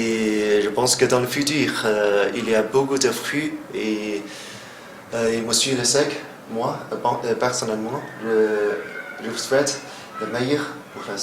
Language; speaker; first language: French; non-native, fluent; Chinese